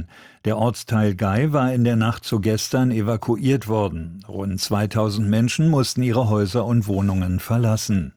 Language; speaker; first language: German; native; German